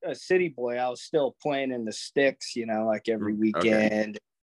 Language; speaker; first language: English; native; English